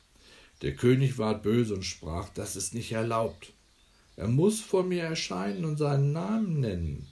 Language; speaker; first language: German; native; German